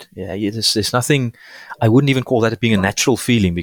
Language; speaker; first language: English; non-native, local second language; Afrikaans